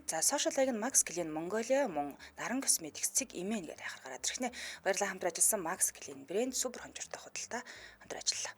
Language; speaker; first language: Mongolian; native; Mongolian